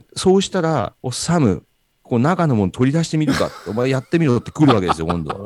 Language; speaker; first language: Japanese; native; Japanese